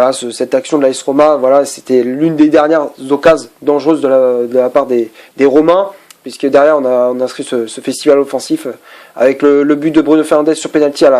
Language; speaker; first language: French; native; French